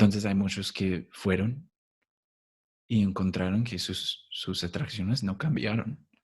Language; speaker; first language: Spanish; non-native, fluent; English